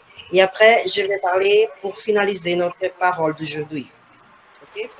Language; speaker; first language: French; non-native, fluent; Portuguese